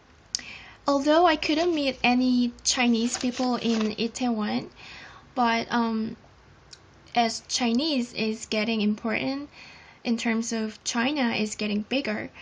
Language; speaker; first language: English; non-native, fluent; Korean